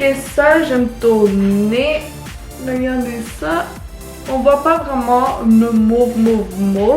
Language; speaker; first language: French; early bilingual, other home language; Spanish